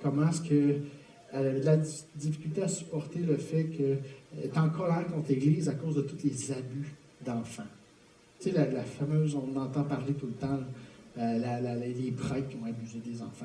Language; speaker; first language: French; native; French